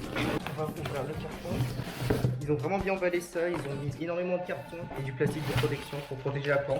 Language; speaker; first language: French; native; French